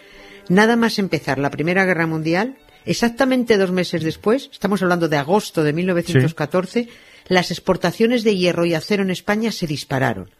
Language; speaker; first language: Spanish; native; Spanish